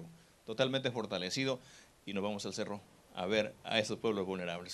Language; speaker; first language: Spanish; native; Spanish